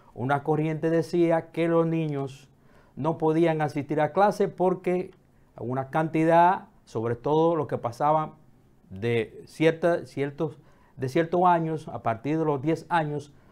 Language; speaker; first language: Spanish; native; Spanish